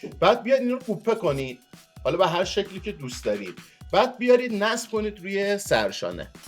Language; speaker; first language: Persian; non-native, local second language; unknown